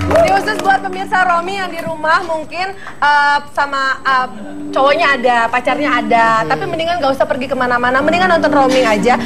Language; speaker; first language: Indonesian; native; Indonesian